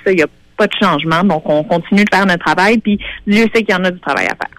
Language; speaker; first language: French; native; French